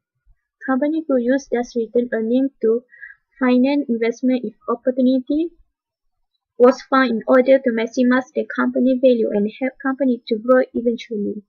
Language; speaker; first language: English; non-native, learner; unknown